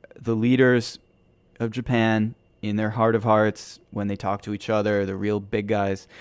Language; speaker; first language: English; native; English